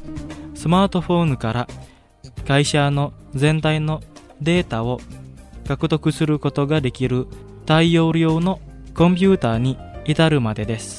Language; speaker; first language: Japanese; non-native, fluent; Indonesian